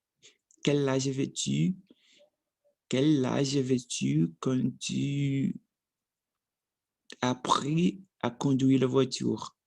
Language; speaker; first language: French; non-native, learner; Portuguese